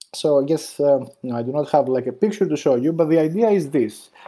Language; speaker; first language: English; non-native, fluent; Greek